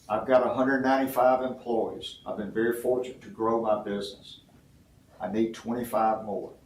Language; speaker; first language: English; native; English